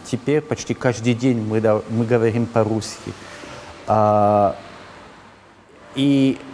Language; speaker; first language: Russian; early bilingual, heritage; Russian